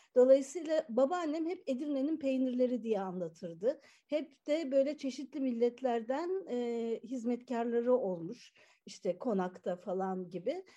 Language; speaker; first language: Turkish; native; Turkish